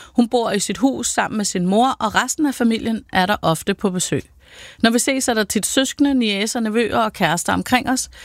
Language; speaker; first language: Danish; native; Danish